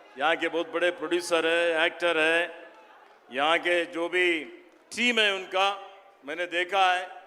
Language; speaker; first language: Hindi; non-native, local second language; Kannada